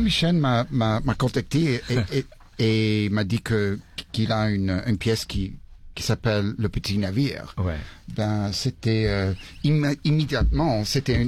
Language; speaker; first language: French; early bilingual, heritage; English